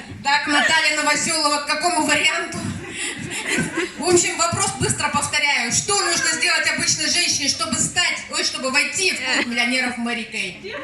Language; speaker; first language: Russian; native; Russian